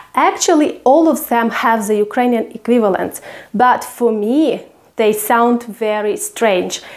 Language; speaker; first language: English; non-native, fluent; Ukrainian